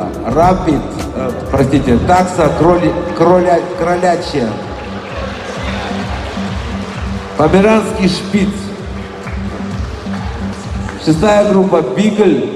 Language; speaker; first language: Russian; non-native, fluent; Georgian